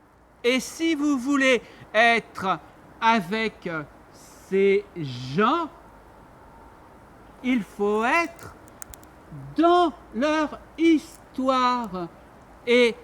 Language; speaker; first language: French; non-native, learner; Armenian